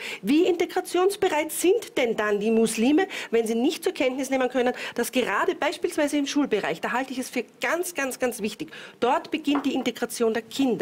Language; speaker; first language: German; native; German